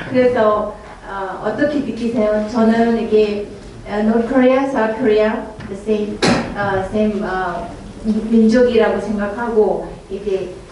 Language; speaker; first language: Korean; non-native, fluent; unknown